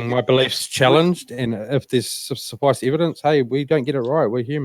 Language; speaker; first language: English; native; English